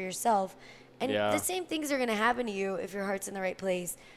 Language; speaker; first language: English; native; English